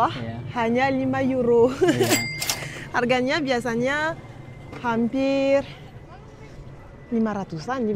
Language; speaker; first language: Indonesian; non-native, learner; Arabic